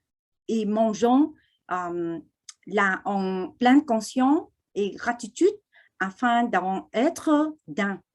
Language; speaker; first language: French; non-native, fluent; Vietnamese